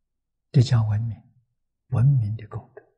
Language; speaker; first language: Chinese; native; Chinese